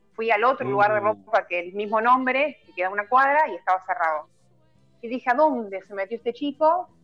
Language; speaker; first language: Spanish; native; Spanish